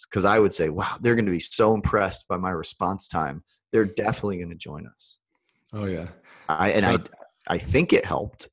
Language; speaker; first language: English; native; English